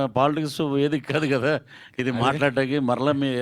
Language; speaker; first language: Telugu; native; Telugu